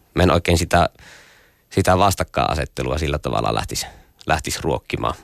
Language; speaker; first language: Finnish; native; Finnish